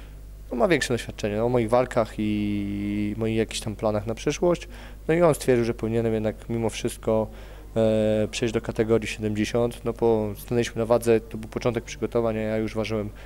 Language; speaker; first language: Polish; native; Polish